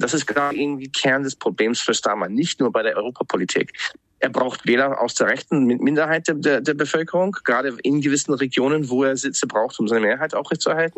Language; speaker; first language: German; non-native, fluent; English